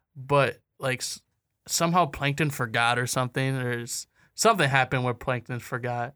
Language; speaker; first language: English; native; English